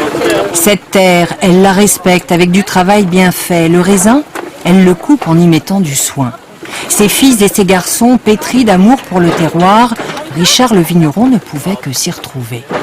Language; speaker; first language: French; native; French